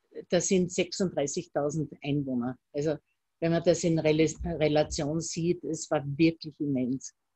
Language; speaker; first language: German; native; German